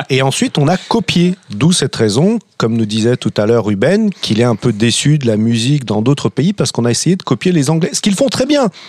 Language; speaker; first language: French; non-native, fluent; Croatian